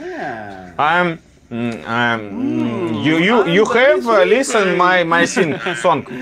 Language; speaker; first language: English; non-native, learner; Russian